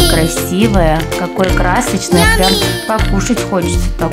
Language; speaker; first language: Russian; native; Russian